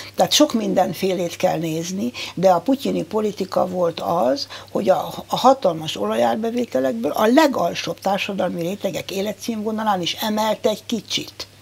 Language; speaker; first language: Hungarian; native; Hungarian